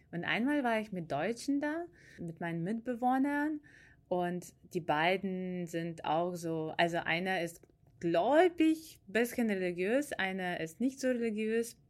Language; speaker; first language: German; non-native, fluent; Ukrainian